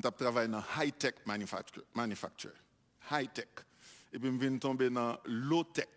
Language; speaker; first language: French; non-native, local second language; Haitian Creole